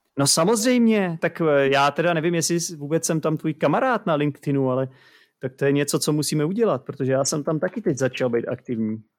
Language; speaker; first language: Czech; native; Czech